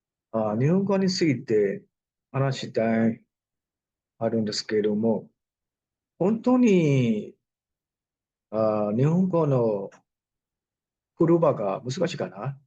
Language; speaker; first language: Japanese; non-native, learner; Burmese